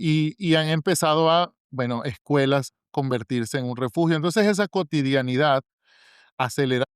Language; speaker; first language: Spanish; native; Spanish